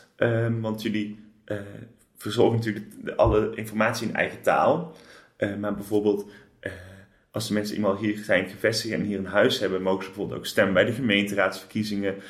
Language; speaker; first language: Dutch; native; Dutch